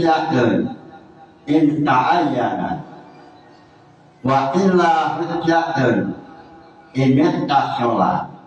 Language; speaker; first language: Arabic; non-native, fluent; Indonesian